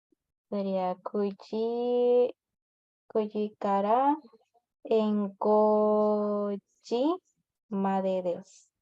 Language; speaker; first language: Japanese; non-native, learner; Spanish